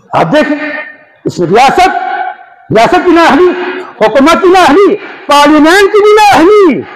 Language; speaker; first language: Urdu; non-native, local second language; Balti